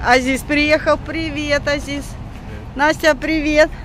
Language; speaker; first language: Russian; native; Russian